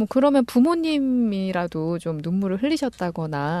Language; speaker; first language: Korean; native; Korean